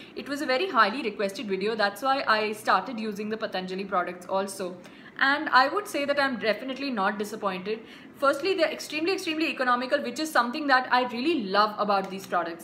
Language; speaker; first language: English; non-native, local second language; Hindi